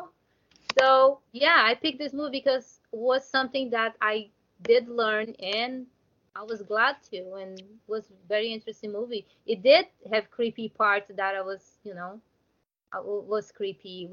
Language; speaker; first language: English; non-native, learner; Portuguese